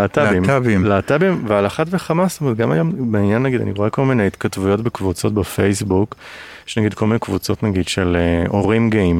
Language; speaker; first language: Hebrew; native; Hebrew